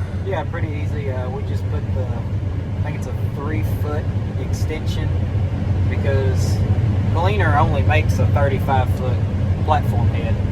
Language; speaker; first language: English; native; English